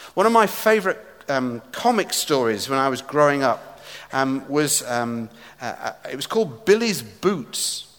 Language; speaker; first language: English; native; English